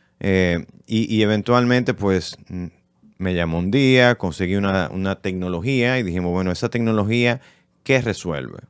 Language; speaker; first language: Spanish; native; Spanish